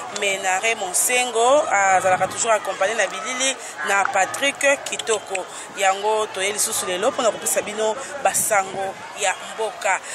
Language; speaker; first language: Lingala; non-native, local second language; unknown